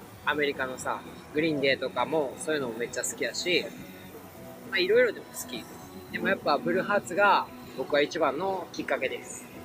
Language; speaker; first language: Japanese; native; Japanese